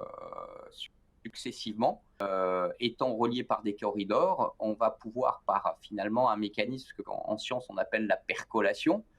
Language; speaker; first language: French; native; French